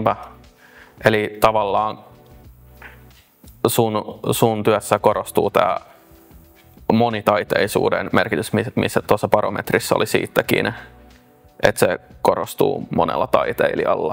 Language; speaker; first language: Finnish; native; Finnish